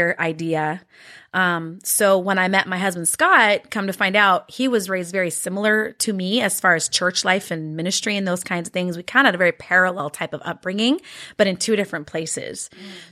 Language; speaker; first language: English; early bilingual, other home language; Norwegian